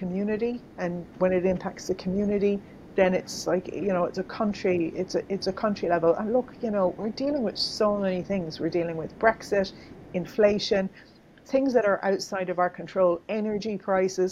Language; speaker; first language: English; native; English